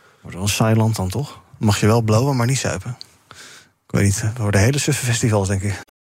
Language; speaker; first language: Dutch; native; Dutch